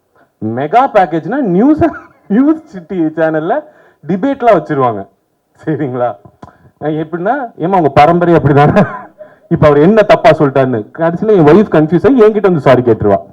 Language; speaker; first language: Tamil; native; Tamil